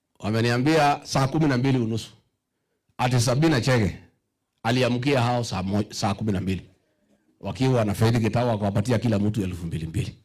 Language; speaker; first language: Swahili; non-native, local second language; Kikuyu